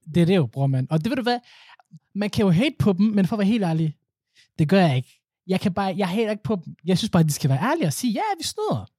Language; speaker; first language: Danish; early bilingual, other home language; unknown